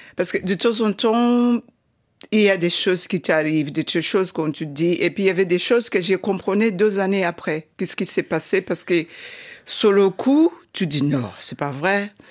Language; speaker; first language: French; non-native, fluent; Shona